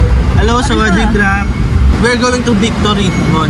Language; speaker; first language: English; non-native, local second language; Filipino